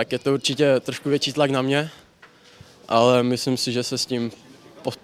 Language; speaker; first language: Czech; native; Czech